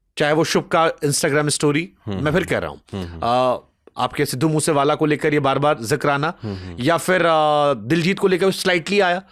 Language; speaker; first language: Hindi; native; Hindi